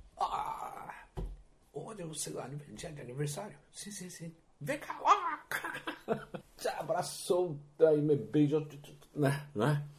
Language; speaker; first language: Portuguese; non-native, fluent; Japanese